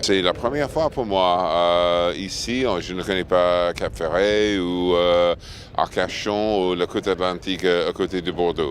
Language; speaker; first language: French; non-native, fluent; English